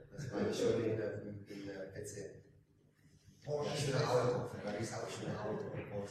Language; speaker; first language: German; non-native, learner; Italian